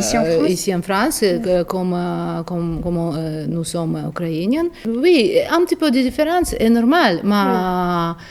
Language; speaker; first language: French; non-native, fluent; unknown